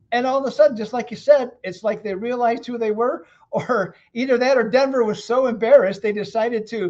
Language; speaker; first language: English; native; English